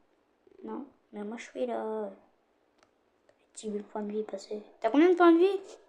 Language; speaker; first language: French; native; French